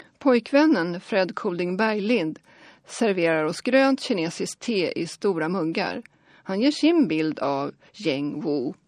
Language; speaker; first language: Swedish; native; Swedish